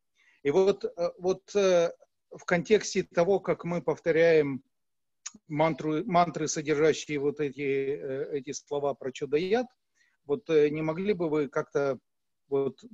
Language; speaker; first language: Russian; native; Russian